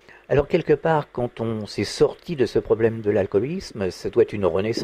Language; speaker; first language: French; native; French